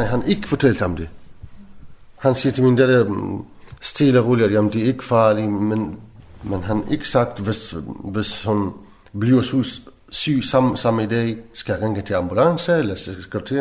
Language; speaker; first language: Danish; non-native, learner; Arabic